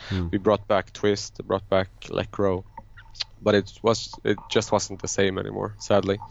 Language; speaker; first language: English; non-native, fluent; Swedish